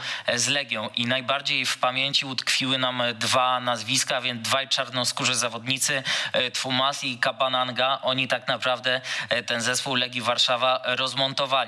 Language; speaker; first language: Polish; native; Polish